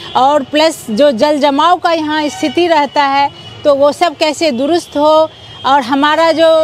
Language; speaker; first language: Hindi; native; Hindi